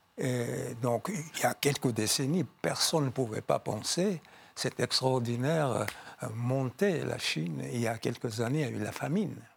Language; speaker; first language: French; non-native, fluent; Georgian